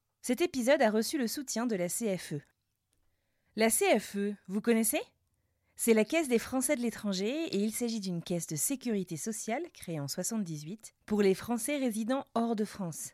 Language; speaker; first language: French; native; French